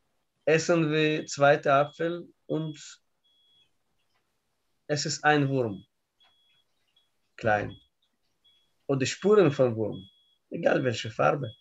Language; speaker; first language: German; non-native, learner; Russian